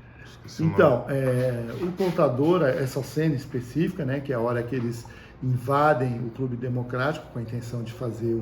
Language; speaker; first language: Portuguese; native; Portuguese